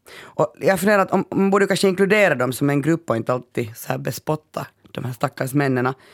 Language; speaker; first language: Swedish; native; Swedish